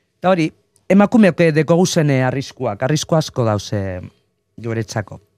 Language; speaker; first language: Basque; native; Basque